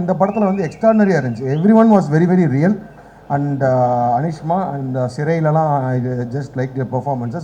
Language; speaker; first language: Tamil; native; Tamil